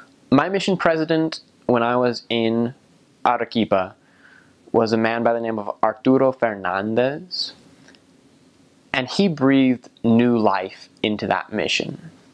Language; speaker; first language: English; native; English